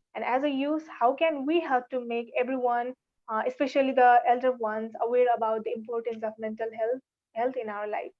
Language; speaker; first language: English; non-native, local second language; Nepali